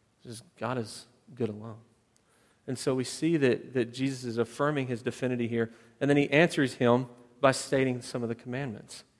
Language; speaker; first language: English; native; English